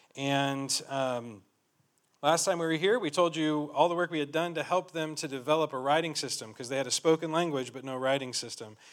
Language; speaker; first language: English; native; English